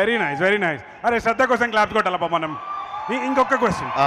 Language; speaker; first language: Telugu; native; Telugu